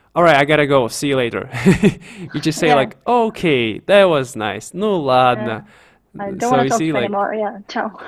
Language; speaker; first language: English; non-native, fluent; Russian